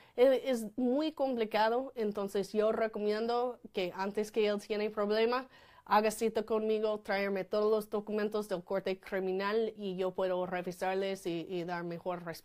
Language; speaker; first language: Spanish; non-native, fluent; English